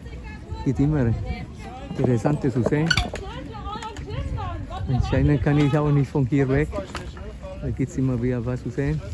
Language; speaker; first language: German; non-native, fluent; Spanish